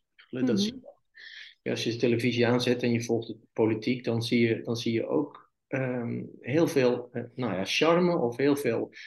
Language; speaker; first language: Dutch; native; Dutch